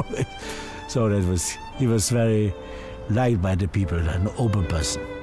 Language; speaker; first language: English; non-native, fluent; Slovenian